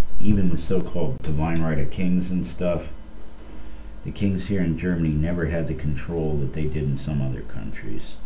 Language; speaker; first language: English; native; English